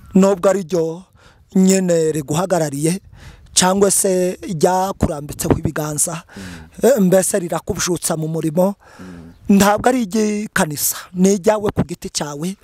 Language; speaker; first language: Kinyarwanda; native; Kinyarwanda